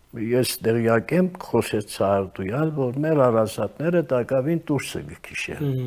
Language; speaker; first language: Armenian; native; Armenian